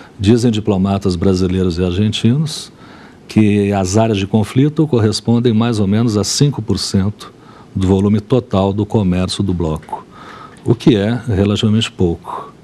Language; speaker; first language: Portuguese; native; Portuguese